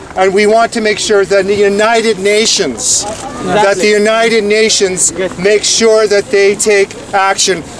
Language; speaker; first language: English; native; English